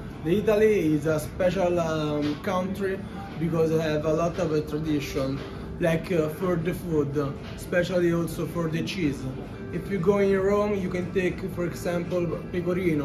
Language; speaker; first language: English; non-native, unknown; Italian